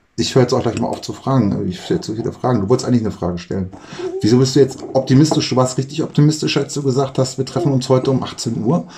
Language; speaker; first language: German; native; German